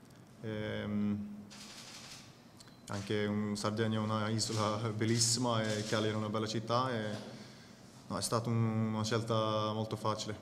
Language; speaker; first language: Italian; non-native, fluent; Swedish